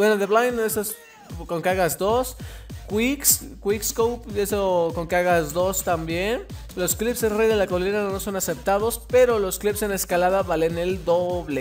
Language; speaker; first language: Spanish; native; Spanish